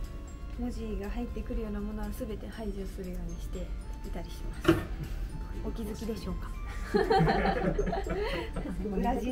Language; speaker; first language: Japanese; native; Japanese